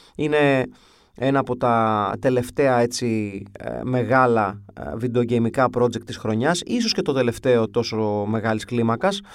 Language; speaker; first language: Greek; early bilingual, other home language; English